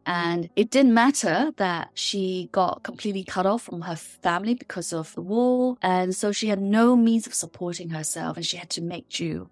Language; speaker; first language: English; non-native, local second language; Chinese